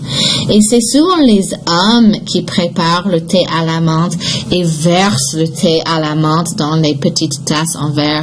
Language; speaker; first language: French; non-native, fluent; English